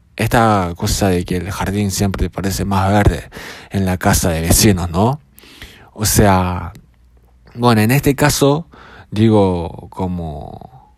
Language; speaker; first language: Spanish; non-native, fluent; Japanese